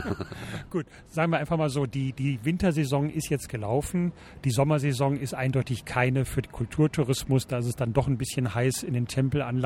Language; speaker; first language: German; native; German